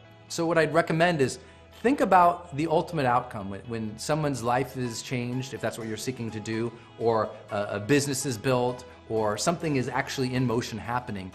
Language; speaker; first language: English; native; English